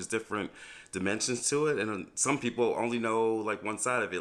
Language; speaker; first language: English; native; English